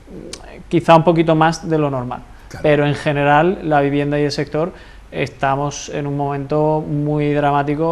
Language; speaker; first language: Spanish; native; Spanish